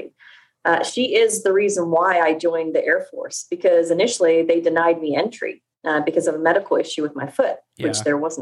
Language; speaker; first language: English; native; English